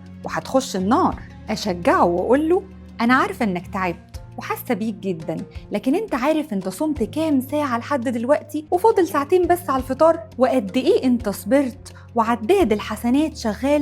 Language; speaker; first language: Arabic; native; Arabic